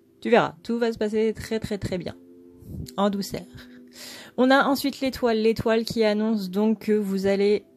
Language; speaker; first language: French; early bilingual, other home language; Vietnamese